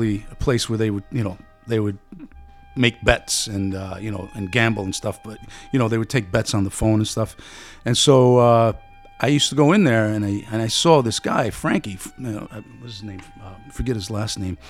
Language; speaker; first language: English; early bilingual, other home language; Italian